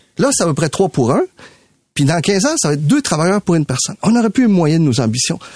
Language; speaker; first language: French; early bilingual, other home language; Spanish